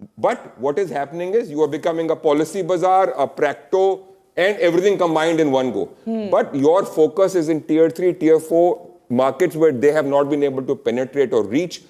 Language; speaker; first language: Hindi; native; Hindi